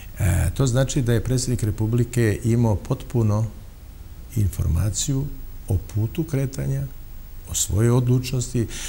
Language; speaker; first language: Bosnian; non-native, local second language; Albanian